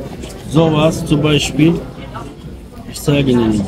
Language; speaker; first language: German; non-native, learner; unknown